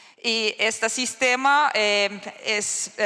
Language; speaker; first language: Spanish; non-native, learner; Finnish